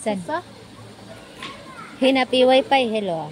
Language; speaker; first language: Arabic; non-native, learner; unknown